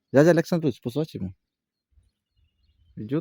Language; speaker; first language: Russian; non-native, learner; Malayalam